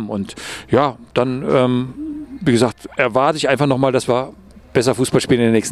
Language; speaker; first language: German; native; German